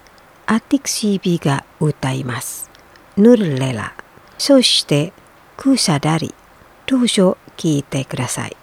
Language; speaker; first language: Japanese; non-native, fluent; Indonesian